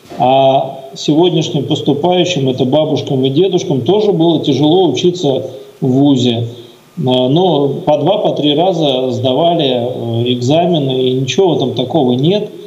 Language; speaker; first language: Russian; native; Russian